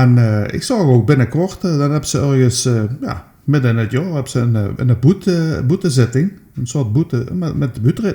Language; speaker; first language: Dutch; native; Dutch